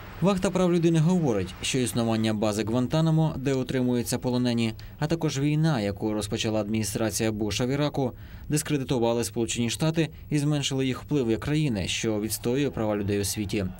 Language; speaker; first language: Ukrainian; native; Ukrainian